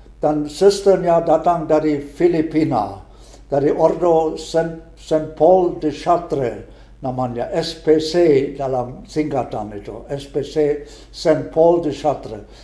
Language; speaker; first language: Indonesian; non-native, fluent; German